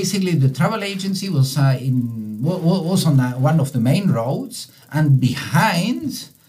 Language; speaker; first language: English; non-native, fluent; Italian